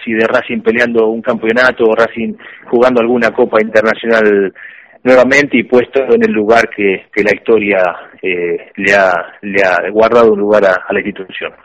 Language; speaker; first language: Spanish; native; Spanish